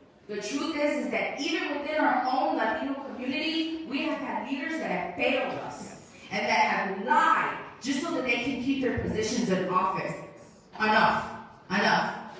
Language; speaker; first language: English; early bilingual, other home language; Spanish